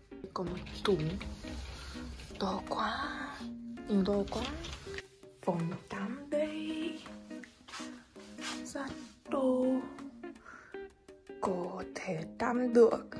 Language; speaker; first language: Vietnamese; non-native, fluent; Russian